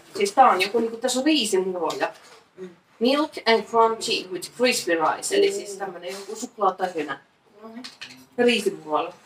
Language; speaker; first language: Finnish; native; Finnish